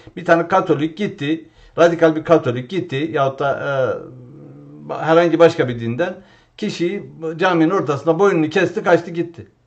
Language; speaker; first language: Turkish; non-native, local second language; Zaza